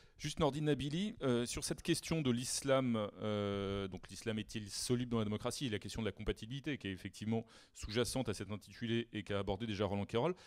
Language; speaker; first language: French; native; French